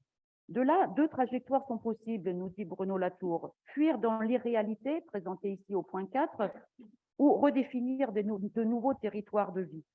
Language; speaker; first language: French; native; French